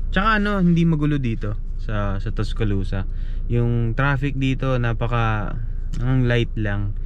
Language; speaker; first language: Filipino; native; Filipino